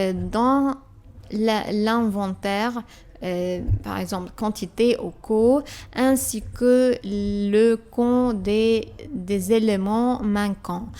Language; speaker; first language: French; non-native, fluent; Arabic